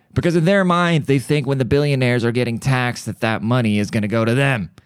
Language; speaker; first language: English; early bilingual, other home language; German